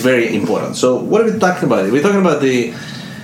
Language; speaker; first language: English; non-native, fluent; Russian